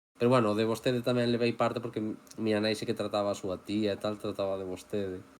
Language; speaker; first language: Galician; native; Galician